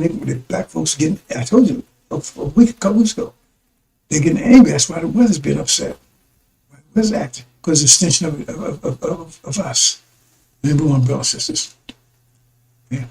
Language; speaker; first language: English; native; English